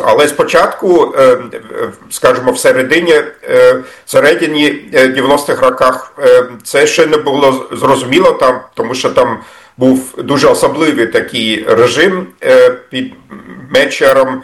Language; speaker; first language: Ukrainian; non-native, fluent; German